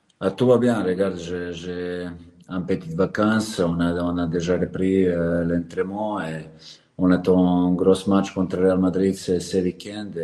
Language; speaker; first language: French; non-native, learner; Serbian